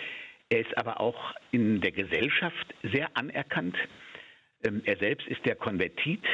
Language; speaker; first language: German; native; German